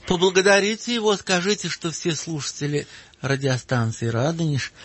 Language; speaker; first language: Russian; native; Russian